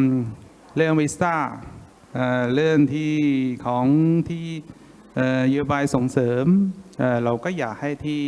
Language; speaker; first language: Thai; non-native, fluent; Chinese